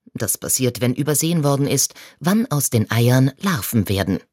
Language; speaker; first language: German; native; German